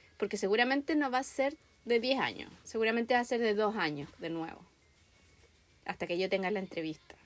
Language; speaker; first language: Spanish; native; Spanish